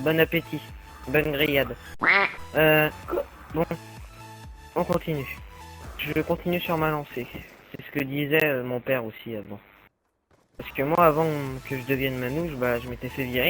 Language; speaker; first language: French; native; French